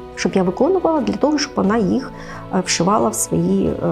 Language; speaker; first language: Ukrainian; native; Ukrainian